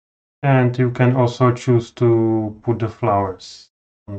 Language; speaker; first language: English; non-native, fluent; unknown